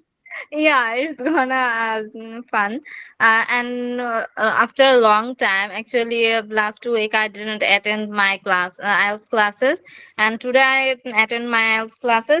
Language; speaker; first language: English; non-native, learner; Bangla